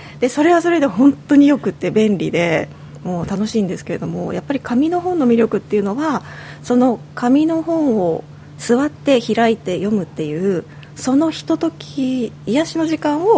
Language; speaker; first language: Japanese; native; Japanese